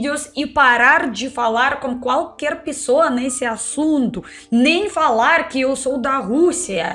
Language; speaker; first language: Portuguese; non-native, fluent; Russian